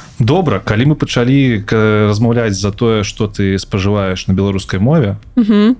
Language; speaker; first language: Belarusian; non-native, local second language; Russian